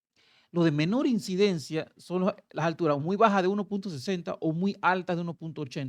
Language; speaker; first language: Spanish; native; Spanish